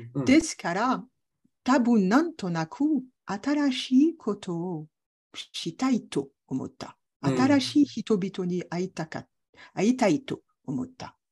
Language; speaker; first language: Japanese; non-native, learner; French